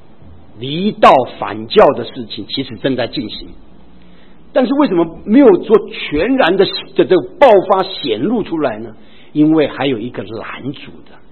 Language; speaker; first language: Chinese; native; Chinese